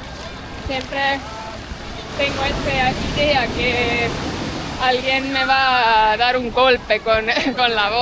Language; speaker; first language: Spanish; non-native, fluent; Estonian